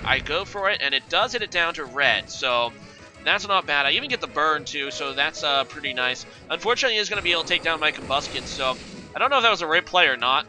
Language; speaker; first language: English; native; English